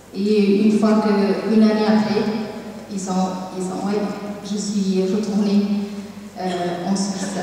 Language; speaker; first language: French; non-native, learner; Tamil